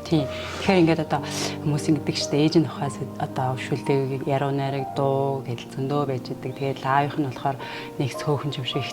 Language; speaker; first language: Mongolian; native; Mongolian